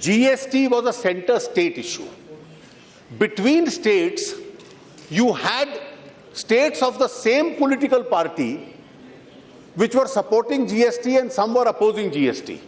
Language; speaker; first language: English; non-native, local second language; Hindi